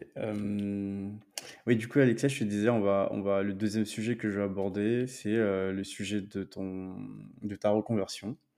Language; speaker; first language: French; native; French